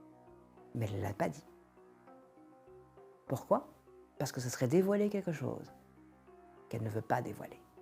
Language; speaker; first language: French; native; French